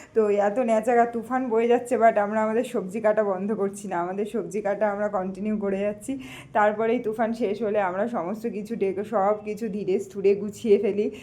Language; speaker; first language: Bangla; native; Bangla